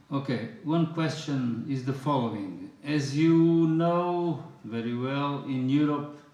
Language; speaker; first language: English; non-native, fluent; Portuguese